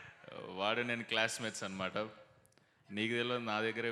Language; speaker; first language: Telugu; native; Telugu